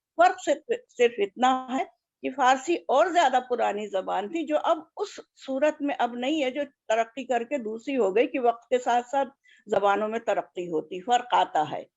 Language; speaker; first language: Urdu; native; Urdu